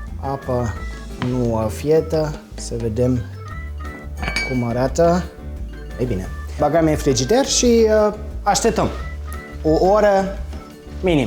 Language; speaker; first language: Romanian; non-native, fluent; German